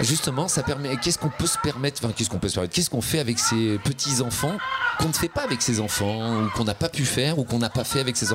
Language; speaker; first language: French; native; French